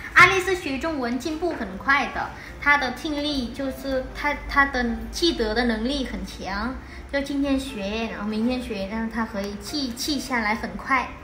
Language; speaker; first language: Chinese; non-native, fluent; Vietnamese